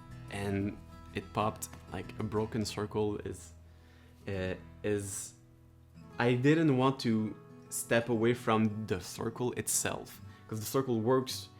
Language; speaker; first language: English; non-native, local second language; French